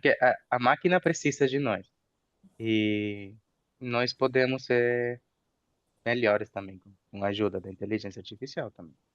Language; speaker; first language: Portuguese; non-native, fluent; Spanish